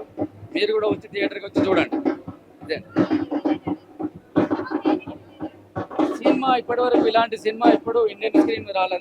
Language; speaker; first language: Telugu; native; Telugu